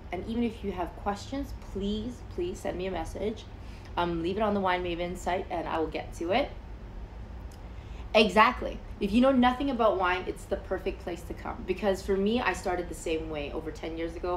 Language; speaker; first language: English; early bilingual, other home language; Chinese